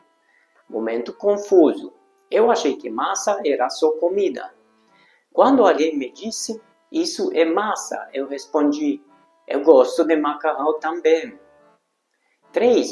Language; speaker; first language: Portuguese; non-native, fluent; Hungarian